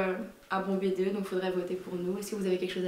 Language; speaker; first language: French; native; French